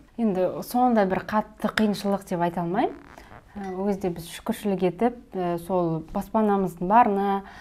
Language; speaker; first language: Kazakh; native; Kazakh